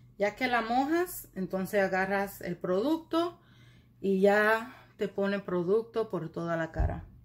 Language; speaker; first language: Spanish; early bilingual, heritage; Spanish